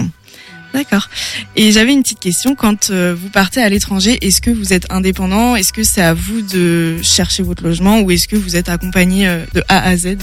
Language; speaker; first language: French; native; French